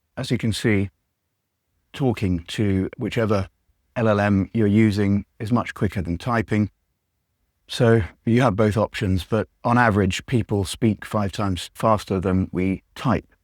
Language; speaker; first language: English; native; English